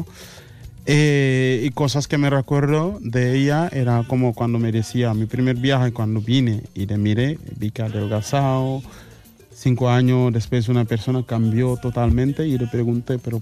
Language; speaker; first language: Spanish; non-native, fluent; Mandingo